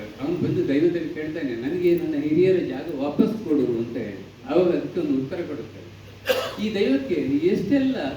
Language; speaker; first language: Kannada; non-native, local second language; Tulu